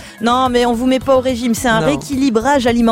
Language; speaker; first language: French; native; French